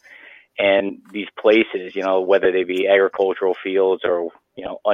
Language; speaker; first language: English; native; English